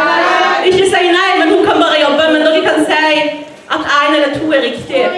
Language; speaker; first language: Norwegian; non-native, fluent; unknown